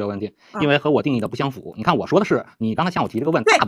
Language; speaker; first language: Chinese; native; Chinese